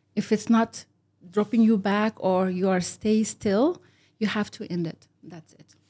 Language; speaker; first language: English; early bilingual, other home language; Arabic